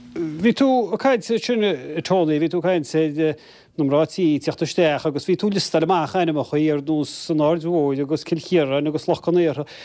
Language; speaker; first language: Irish; native; Irish